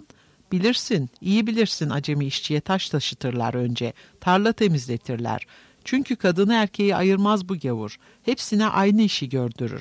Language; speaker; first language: Turkish; native; Turkish